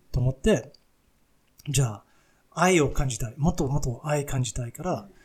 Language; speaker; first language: Japanese; non-native, fluent; English